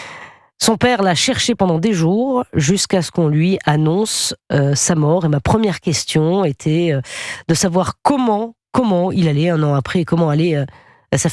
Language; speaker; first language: French; native; French